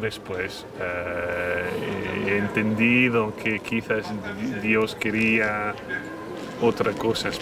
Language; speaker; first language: Spanish; non-native, fluent; French